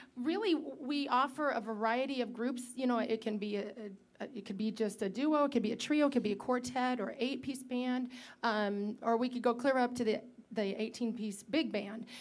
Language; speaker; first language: English; native; English